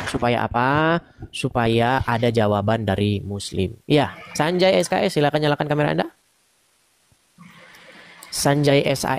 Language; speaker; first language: Indonesian; native; Indonesian